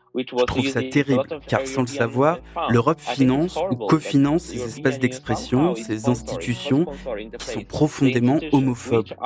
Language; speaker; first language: French; non-native, fluent; Polish